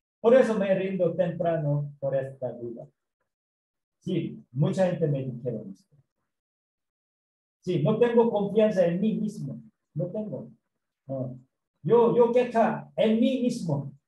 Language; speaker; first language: Spanish; non-native, learner; Korean